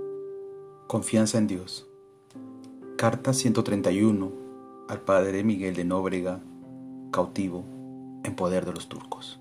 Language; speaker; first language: Spanish; native; Spanish